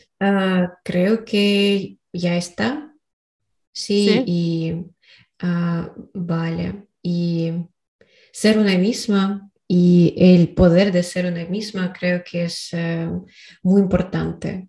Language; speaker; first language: Spanish; non-native, learner; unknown